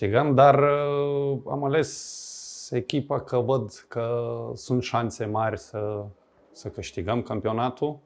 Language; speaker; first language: Romanian; non-native, fluent; Lithuanian